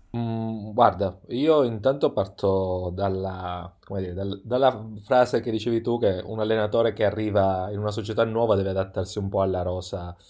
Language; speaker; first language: Italian; native; Italian